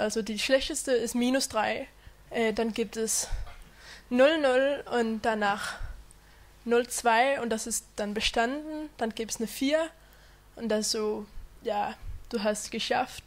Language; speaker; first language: German; non-native, fluent; Danish